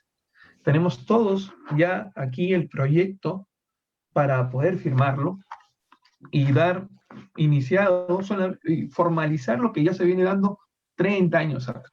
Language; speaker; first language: Spanish; native; Spanish